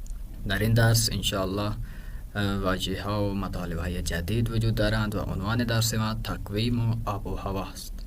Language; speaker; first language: Persian; non-native, fluent; Urdu